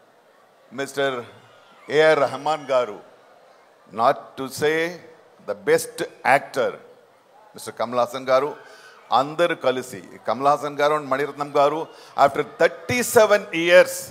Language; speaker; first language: Telugu; non-native, local second language; Tamil